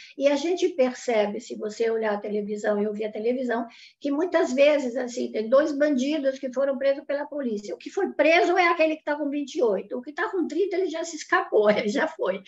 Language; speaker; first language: Portuguese; non-native, fluent; Italian